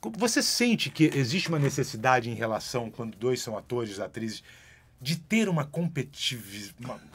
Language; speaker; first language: Portuguese; native; Portuguese